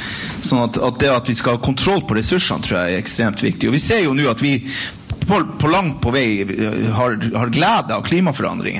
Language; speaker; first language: Norwegian; native; Norwegian